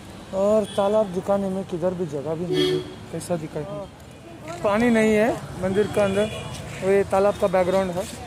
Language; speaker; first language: Hindi; non-native, local second language; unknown